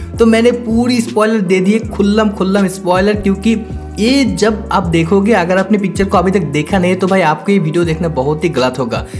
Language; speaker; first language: Hindi; non-native, local second language; Bangla